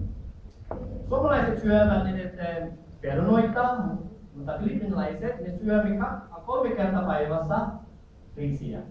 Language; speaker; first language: Finnish; non-native, learner; Filipino